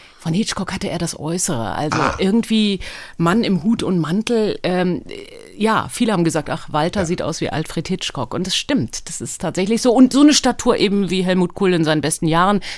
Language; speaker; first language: German; early bilingual, other home language; Hebrew